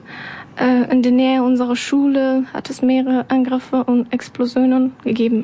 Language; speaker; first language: German; non-native, learner; Persian